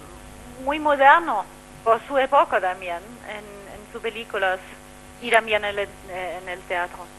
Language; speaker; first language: Spanish; non-native, fluent; German